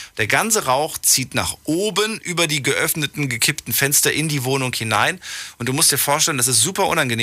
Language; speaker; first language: German; native; German